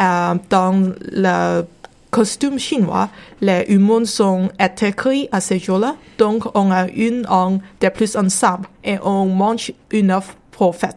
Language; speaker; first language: French; non-native, learner; Chinese